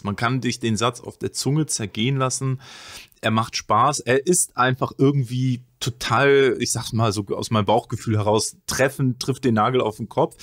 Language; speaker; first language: German; native; German